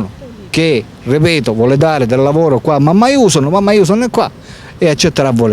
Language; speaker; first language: Italian; native; Italian